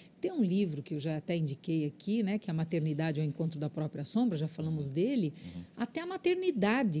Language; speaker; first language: Portuguese; early bilingual, other home language; Spanish